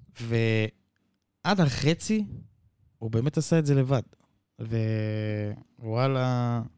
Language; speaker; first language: Hebrew; native; Hebrew